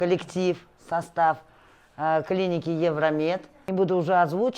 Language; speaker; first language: Russian; native; Russian